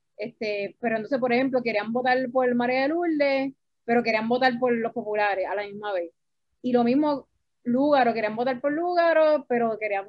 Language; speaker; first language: Spanish; native; Spanish